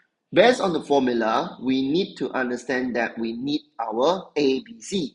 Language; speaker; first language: English; non-native, local second language; Chinese